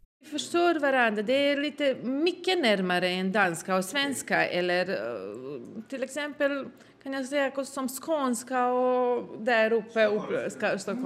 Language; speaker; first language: Swedish; non-native, fluent; Bosnian